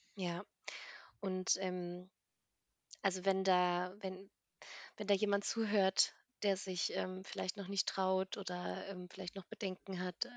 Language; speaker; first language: German; native; German